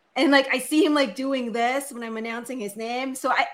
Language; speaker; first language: English; non-native, local second language; Filipino